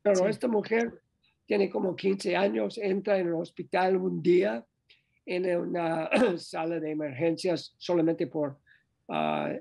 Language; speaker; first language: Spanish; non-native, learner; English